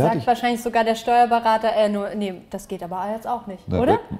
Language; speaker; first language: German; native; German